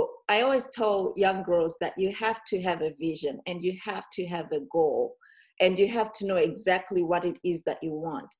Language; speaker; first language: English; non-native, local second language; Shona